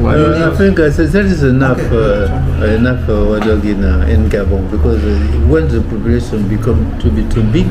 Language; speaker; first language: English; non-native, fluent; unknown